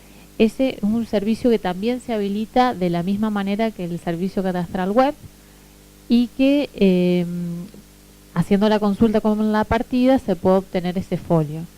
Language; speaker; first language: Spanish; native; Spanish